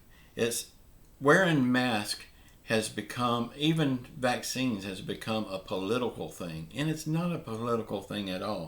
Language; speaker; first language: English; native; English